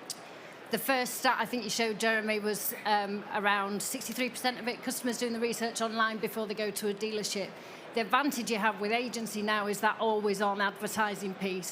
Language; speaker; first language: English; native; English